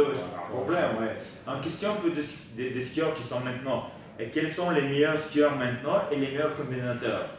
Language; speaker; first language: French; non-native, learner; Bulgarian